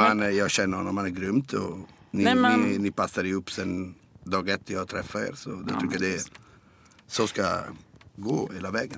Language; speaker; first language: Swedish; non-native, fluent; Italian